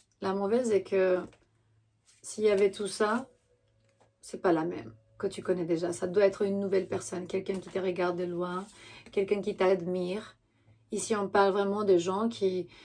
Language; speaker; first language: French; non-native, fluent; Romanian